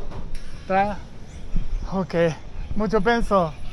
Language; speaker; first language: Spanish; non-native, learner; Chinese